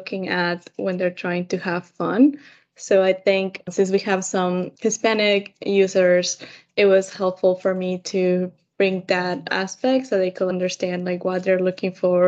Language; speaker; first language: English; non-native, fluent; Spanish